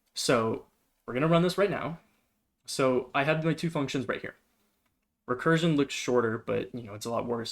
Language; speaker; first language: English; native; English